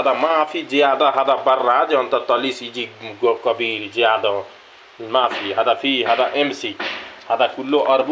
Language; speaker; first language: Arabic; non-native, learner; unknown